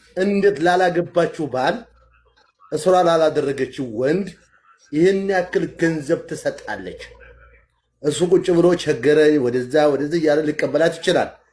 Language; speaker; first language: Amharic; native; Amharic